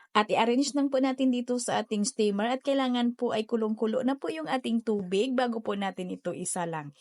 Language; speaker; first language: Filipino; non-native, local second language; Cebuano